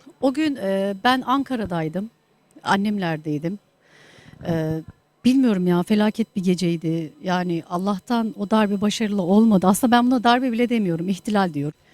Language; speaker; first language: Turkish; native; Turkish